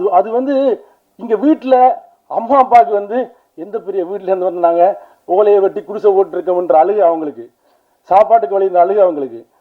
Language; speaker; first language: Tamil; native; Tamil